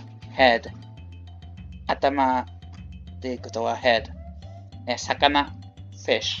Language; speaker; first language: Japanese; non-native, learner; English